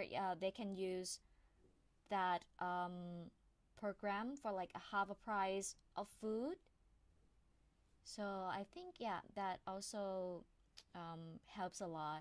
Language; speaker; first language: English; non-native, fluent; Thai